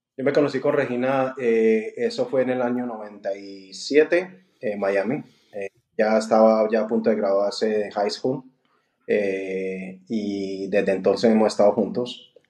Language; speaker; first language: Spanish; native; Spanish